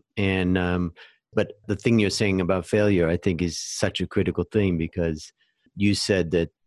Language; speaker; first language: English; native; English